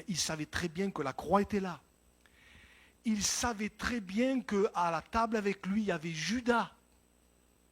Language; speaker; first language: French; native; French